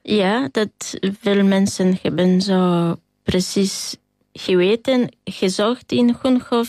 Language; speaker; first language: Dutch; non-native, learner; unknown